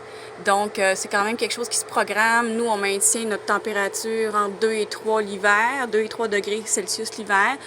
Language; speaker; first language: French; native; French